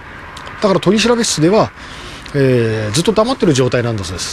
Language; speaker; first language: Japanese; native; Japanese